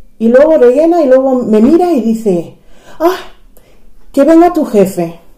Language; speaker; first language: Spanish; non-native, fluent; English